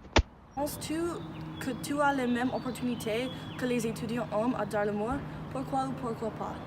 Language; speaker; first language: French; non-native, learner; English